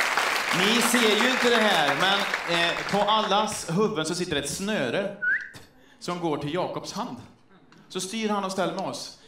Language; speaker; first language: Swedish; native; Swedish